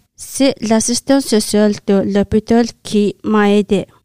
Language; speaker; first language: French; non-native, learner; Mongolian